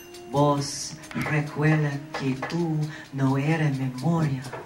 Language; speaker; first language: Spanish; early bilingual, heritage; Spanish